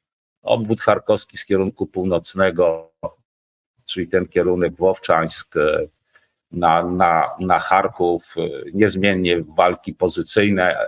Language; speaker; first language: Polish; native; Polish